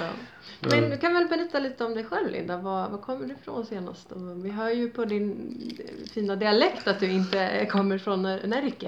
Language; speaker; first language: Swedish; native; Swedish